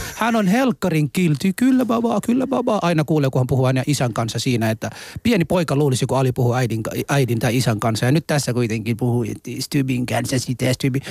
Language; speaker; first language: Finnish; non-native, fluent; Somali